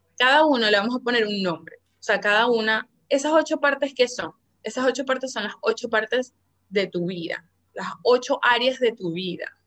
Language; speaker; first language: Spanish; native; Spanish